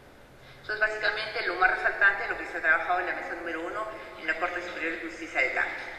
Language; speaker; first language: Spanish; native; Spanish